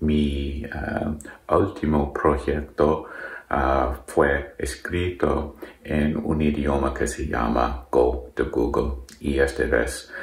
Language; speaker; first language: Spanish; non-native, learner; English